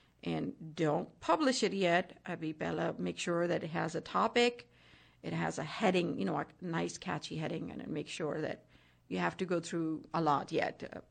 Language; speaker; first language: English; non-native, local second language; Hindi